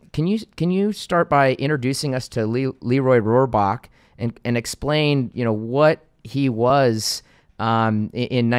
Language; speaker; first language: English; native; English